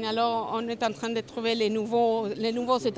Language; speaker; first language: French; non-native, learner; Spanish